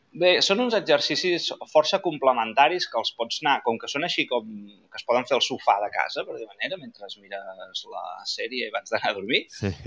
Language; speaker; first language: Catalan; native; Catalan